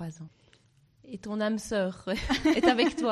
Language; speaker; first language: French; native; French